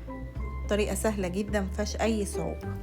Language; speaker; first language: Arabic; native; Arabic